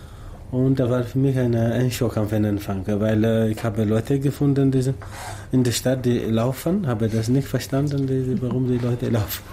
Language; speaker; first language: German; non-native, learner; Tamasheq